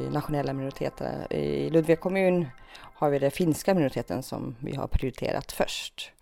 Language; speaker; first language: Swedish; early bilingual, other home language; Finnish